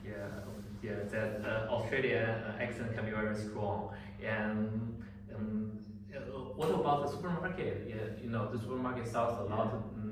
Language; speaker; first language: English; non-native, learner; Chinese